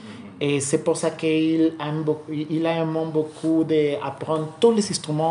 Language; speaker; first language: French; non-native, learner; Spanish